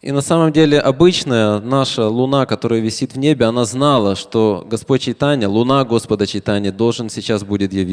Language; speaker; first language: Russian; native; Russian